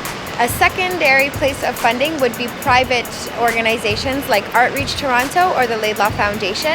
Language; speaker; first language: English; native; English